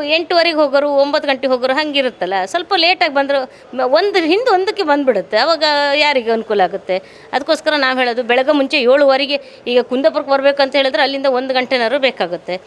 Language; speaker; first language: Kannada; native; Kannada